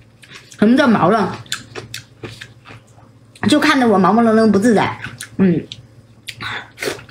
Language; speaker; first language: Chinese; native; Chinese